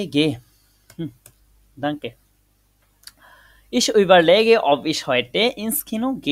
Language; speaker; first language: German; non-native, fluent; Bangla